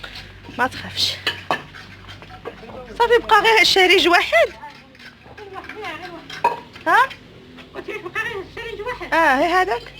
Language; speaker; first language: Arabic; native; Arabic